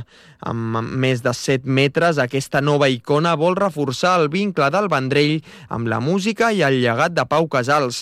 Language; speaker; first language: Catalan; native; Catalan